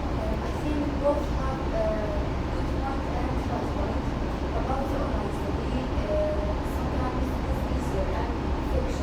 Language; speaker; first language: English; non-native, learner; Kurdish